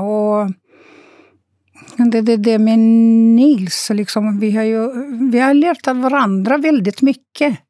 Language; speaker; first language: Swedish; non-native, fluent; Romanian